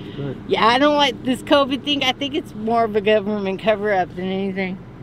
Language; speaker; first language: English; native; English